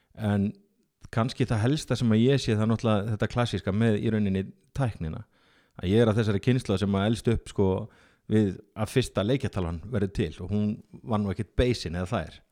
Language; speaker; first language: Icelandic; native; Icelandic